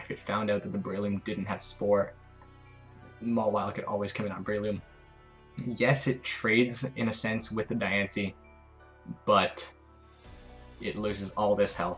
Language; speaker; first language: English; native; English